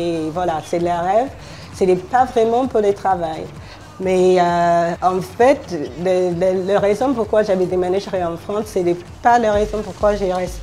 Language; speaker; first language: French; non-native, fluent; English